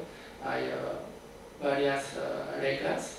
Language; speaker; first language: Spanish; non-native, fluent; French